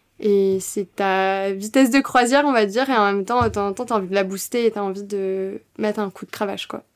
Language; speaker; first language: French; native; French